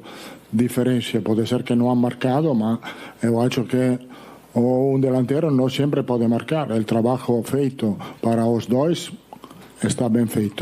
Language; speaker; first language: Portuguese; non-native, learner; Italian